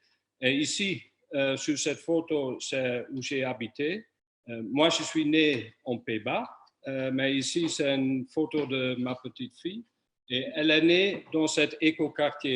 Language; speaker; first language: French; non-native, fluent; Dutch